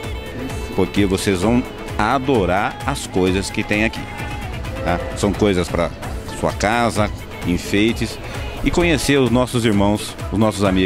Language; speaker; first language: Portuguese; native; Portuguese